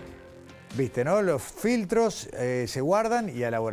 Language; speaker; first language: Spanish; native; Spanish